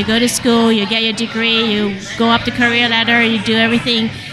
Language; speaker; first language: English; non-native, local second language; Cantonese